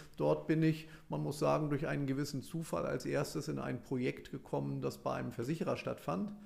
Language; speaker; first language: German; native; German